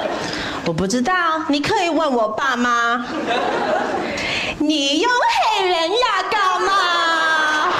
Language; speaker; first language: Chinese; non-native, fluent; English